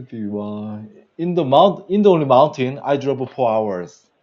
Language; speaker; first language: English; non-native, learner; Korean